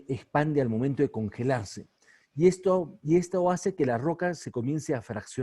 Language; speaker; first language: Spanish; native; Spanish